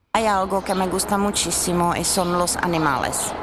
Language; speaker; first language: Spanish; non-native, learner; Czech